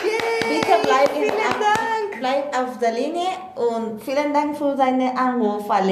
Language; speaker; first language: German; non-native, learner; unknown